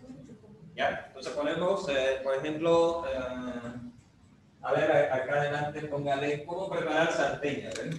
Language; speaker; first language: Spanish; native; Spanish